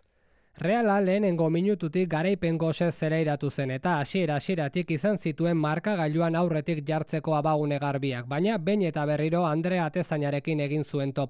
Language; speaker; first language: Basque; native; Basque